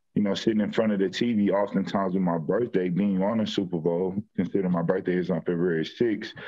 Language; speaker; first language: English; native; English